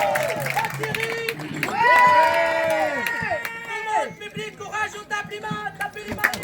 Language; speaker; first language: French; non-native, local second language; Arabic